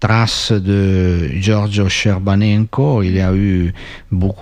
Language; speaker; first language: French; non-native, fluent; Italian